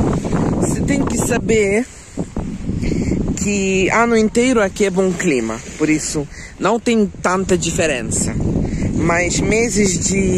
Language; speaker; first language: Portuguese; non-native, fluent; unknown